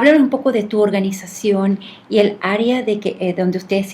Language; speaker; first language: Spanish; native; Spanish